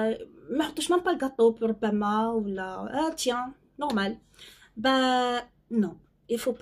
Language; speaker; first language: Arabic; native; Arabic